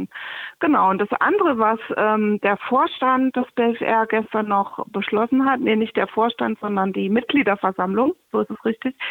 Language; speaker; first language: German; native; German